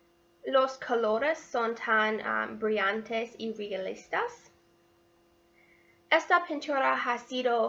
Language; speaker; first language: Spanish; non-native, learner; English